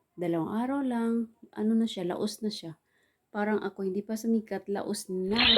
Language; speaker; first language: Filipino; non-native, local second language; Cebuano